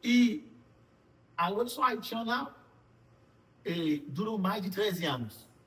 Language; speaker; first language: Portuguese; non-native, fluent; Haitian Creole